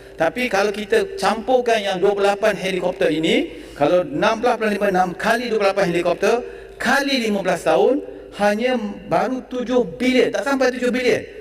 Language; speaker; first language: Malay; native; Malay